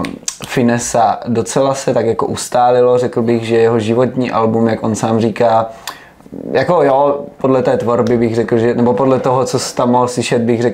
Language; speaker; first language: Czech; native; Czech